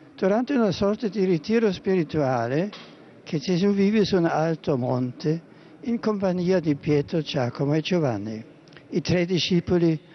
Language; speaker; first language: Italian; non-native, fluent; German